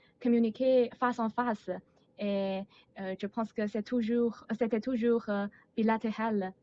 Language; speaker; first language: French; non-native, learner; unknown